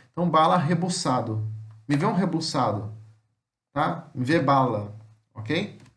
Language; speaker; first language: Portuguese; native; Portuguese